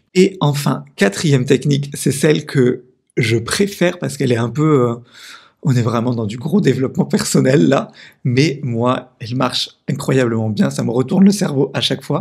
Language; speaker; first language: French; native; French